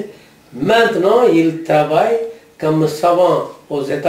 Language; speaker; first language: French; non-native, learner; Tamil